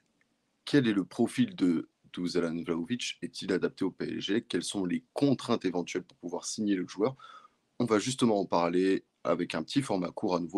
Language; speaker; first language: French; native; French